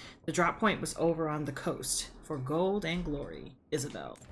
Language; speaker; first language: English; native; English